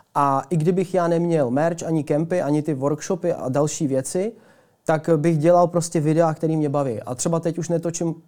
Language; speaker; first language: Czech; early bilingual, other home language; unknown